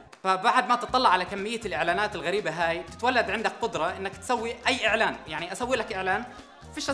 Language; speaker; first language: Arabic; native; Arabic